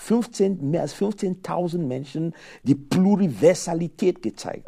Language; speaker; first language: German; non-native, fluent; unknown